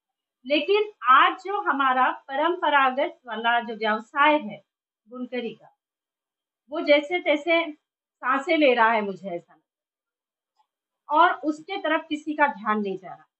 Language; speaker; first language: Hindi; native; Hindi